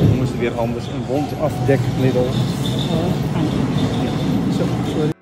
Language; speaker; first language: Dutch; native; Dutch